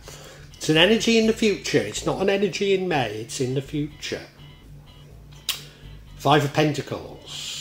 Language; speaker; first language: English; native; English